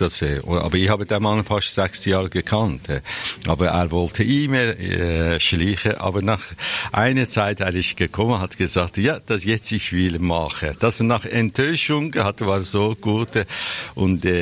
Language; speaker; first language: German; non-native, learner; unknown